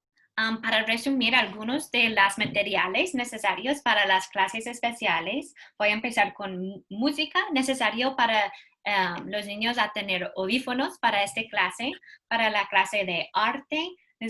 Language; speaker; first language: Spanish; non-native, learner; English